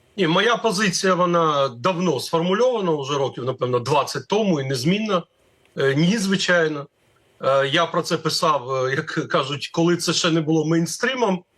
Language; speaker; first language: Ukrainian; native; Ukrainian